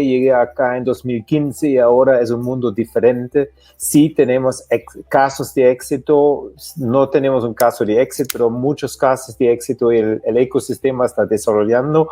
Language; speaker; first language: Spanish; non-native, fluent; German